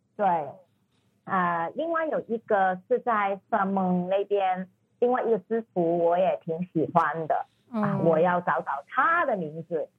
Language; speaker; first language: Chinese; non-native, fluent; Cantonese